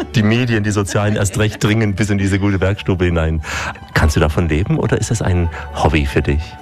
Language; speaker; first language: German; native; German